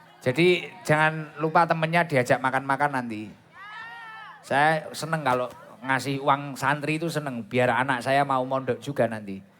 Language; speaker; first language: Indonesian; non-native, local second language; Javanese